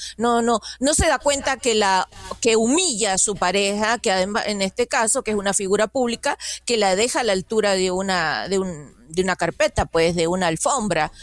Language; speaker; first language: Spanish; native; Spanish